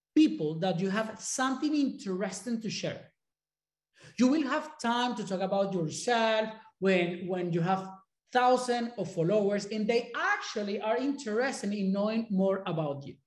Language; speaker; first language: English; non-native, fluent; Spanish